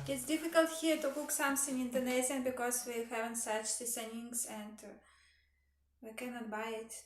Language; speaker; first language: English; non-native, learner; Russian